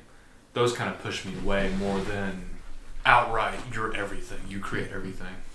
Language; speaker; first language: English; native; English